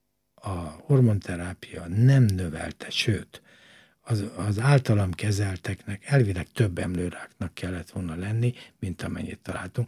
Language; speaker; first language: Hungarian; native; Hungarian